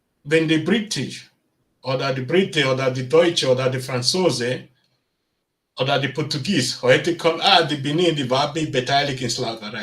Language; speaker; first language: German; non-native, learner; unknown